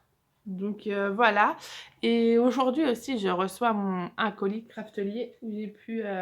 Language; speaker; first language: French; native; French